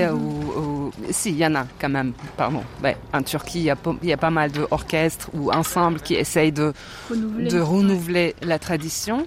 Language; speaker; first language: French; non-native, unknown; Turkish